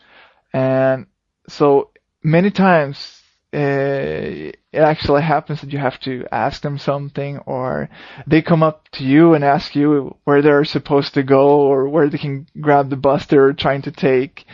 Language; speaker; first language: English; non-native, fluent; Swedish